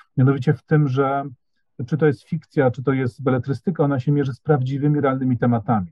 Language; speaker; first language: Polish; native; Polish